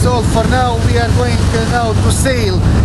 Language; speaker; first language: English; non-native, learner; Croatian